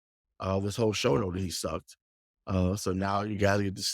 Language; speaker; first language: English; native; English